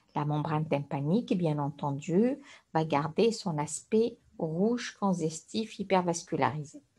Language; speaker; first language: French; non-native, local second language; Arabic